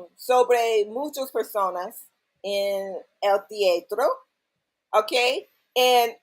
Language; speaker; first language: Spanish; non-native, learner; English